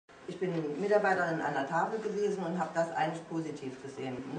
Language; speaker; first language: German; native; German